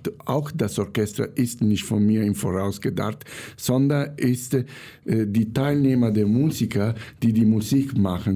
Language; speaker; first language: German; non-native, fluent; Italian